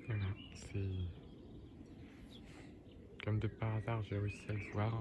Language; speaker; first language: French; native; French